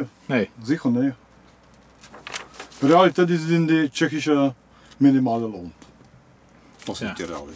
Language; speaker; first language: German; non-native, learner; Czech